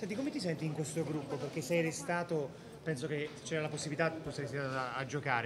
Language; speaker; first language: Italian; native; Italian